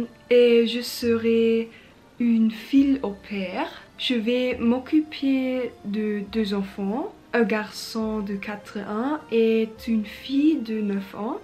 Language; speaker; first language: French; non-native, learner; German